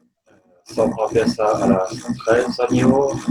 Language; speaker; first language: Spanish; non-native, learner; French